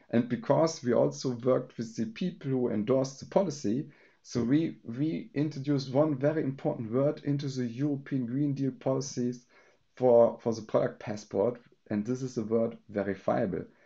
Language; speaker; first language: English; non-native, fluent; German